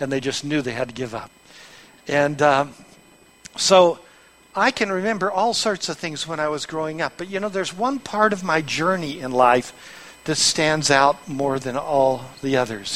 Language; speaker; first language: English; native; English